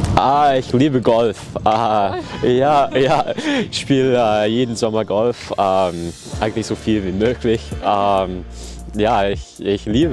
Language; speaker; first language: German; early bilingual, heritage; German